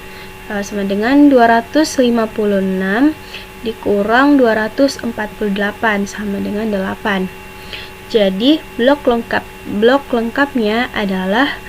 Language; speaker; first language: Indonesian; native; Indonesian